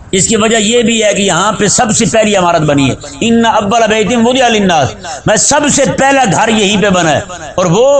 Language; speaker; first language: Urdu; non-native, local second language; Punjabi